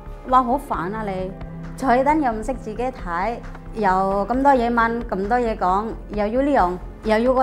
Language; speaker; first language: Chinese; non-native, fluent; Indonesian